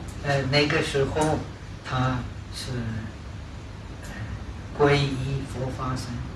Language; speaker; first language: Chinese; non-native, fluent; Czech